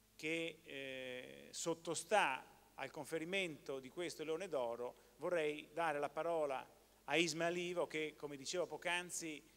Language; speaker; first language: Italian; native; Italian